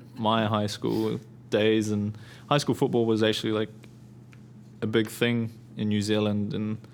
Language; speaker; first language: English; native; English